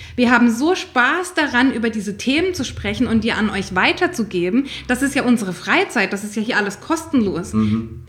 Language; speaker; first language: German; native; German